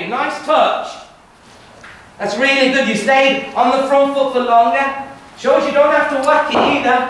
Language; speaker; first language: English; native; English